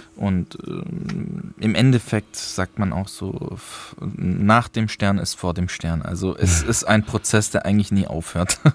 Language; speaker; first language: German; early bilingual, other home language; Turkish